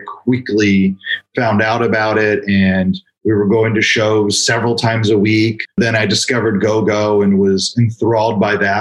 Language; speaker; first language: English; native; English